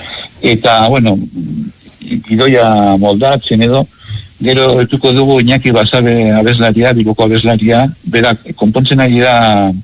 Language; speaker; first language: Basque; non-native, local second language; Spanish